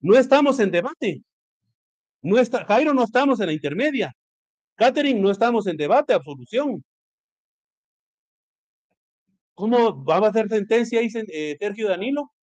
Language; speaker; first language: Spanish; native; Spanish